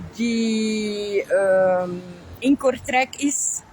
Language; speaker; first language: Dutch; non-native, local second language; French